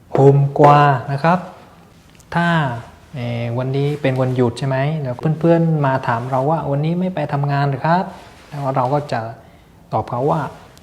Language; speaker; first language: Thai; non-native, fluent; Vietnamese